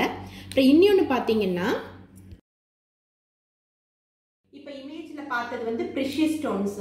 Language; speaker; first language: Tamil; native; Tamil